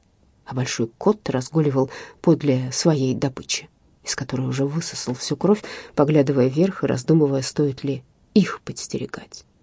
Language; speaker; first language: Russian; native; Russian